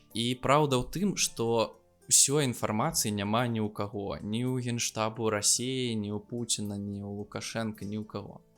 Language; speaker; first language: Belarusian; non-native, local second language; Russian